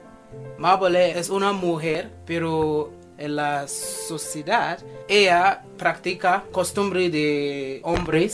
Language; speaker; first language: Spanish; non-native, fluent; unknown